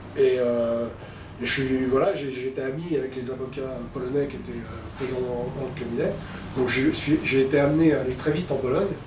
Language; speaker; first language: French; native; French